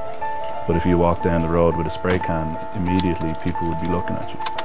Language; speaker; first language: English; native; English